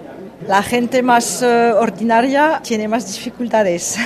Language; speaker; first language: Spanish; early bilingual, heritage; French